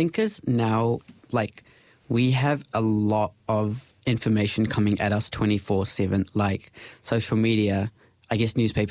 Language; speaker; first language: English; native; English